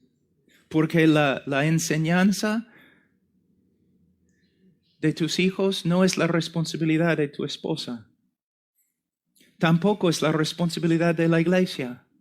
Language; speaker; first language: Spanish; non-native, fluent; English